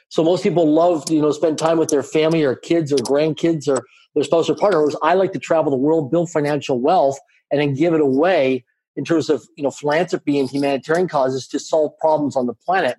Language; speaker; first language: English; native; English